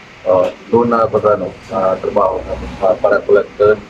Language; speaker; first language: Filipino; non-native, learner; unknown